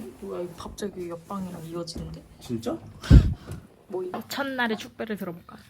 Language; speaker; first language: Korean; native; Korean